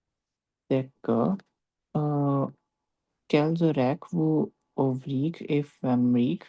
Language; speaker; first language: French; non-native, learner; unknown